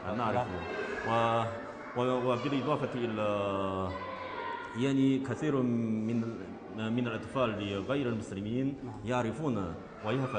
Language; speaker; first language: Arabic; non-native, learner; Chinese